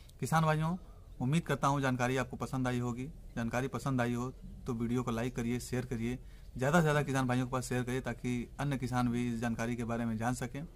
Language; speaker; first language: Hindi; native; Hindi